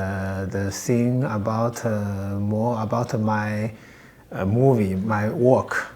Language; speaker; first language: English; non-native, learner; Chinese